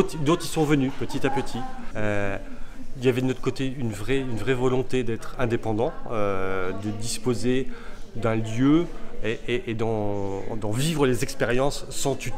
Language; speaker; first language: French; native; French